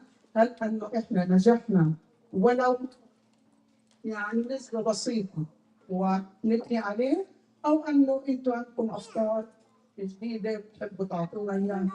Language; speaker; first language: Arabic; native; Arabic